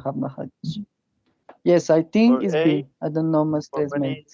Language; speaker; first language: English; non-native, learner; Spanish